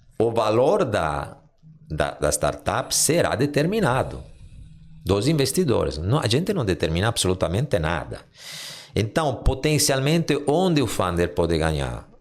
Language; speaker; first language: Portuguese; non-native, fluent; Italian